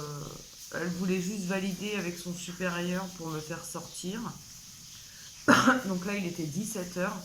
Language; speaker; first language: French; native; French